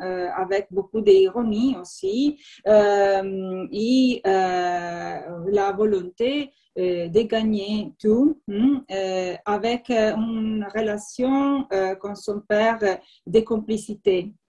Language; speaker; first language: French; non-native, learner; Italian